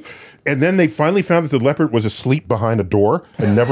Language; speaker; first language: English; native; English